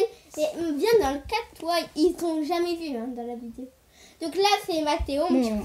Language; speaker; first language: French; native; French